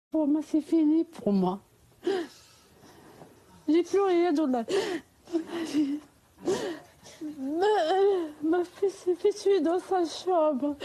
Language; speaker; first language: French; non-native, fluent; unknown